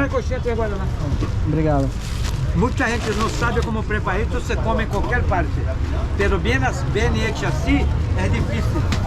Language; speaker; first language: Spanish; non-native, fluent; Portuguese